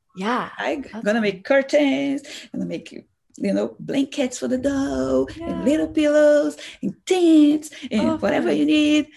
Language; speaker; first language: English; non-native, fluent; Portuguese